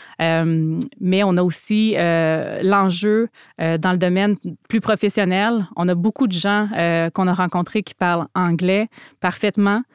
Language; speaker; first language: French; native; French